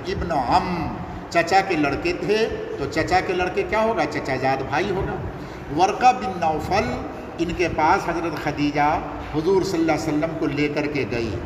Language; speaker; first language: Urdu; non-native, local second language; Bangla